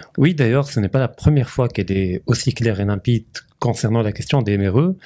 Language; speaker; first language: French; non-native, local second language; Arabic